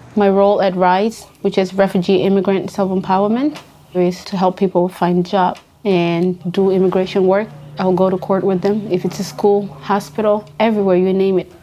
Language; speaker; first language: English; non-native, fluent; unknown